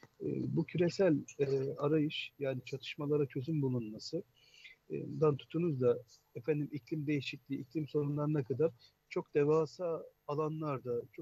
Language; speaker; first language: Turkish; native; Turkish